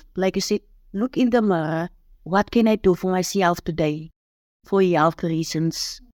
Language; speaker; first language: English; non-native, local second language; Afrikaans